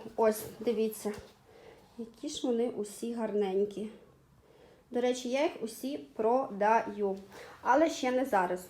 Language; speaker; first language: Ukrainian; non-native, local second language; Russian